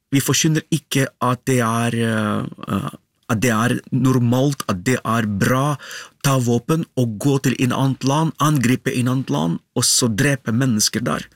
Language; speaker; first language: Norwegian; non-native, fluent; Ukrainian